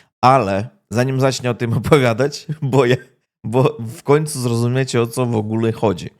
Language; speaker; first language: Polish; non-native, learner; Russian